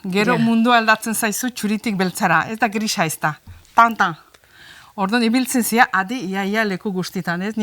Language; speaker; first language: Basque; non-native, fluent; Azerbaijani